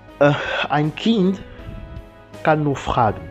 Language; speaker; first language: German; non-native, learner; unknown